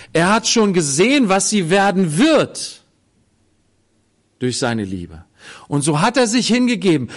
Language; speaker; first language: German; native; German